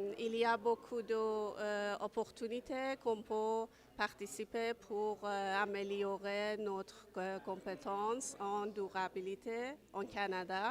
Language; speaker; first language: French; non-native, learner; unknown